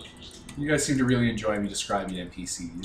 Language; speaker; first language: English; native; English